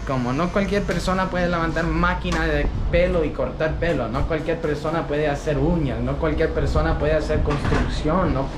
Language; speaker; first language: Spanish; early bilingual, heritage; Spanish